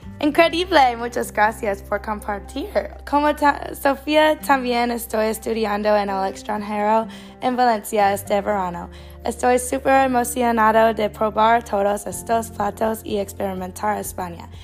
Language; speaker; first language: Spanish; non-native, learner; English